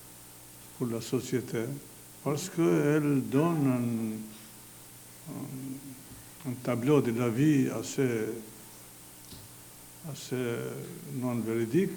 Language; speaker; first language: French; non-native, fluent; Albanian